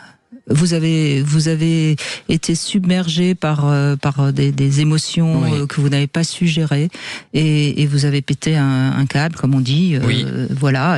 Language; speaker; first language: French; native; French